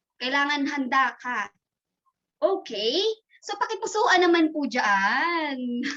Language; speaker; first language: Filipino; non-native, local second language; Masbatenyo